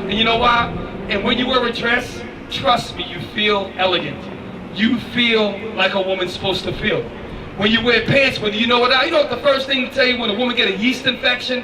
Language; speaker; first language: English; native; English